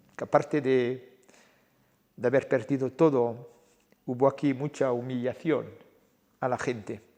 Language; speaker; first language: Spanish; early bilingual, heritage; Spanish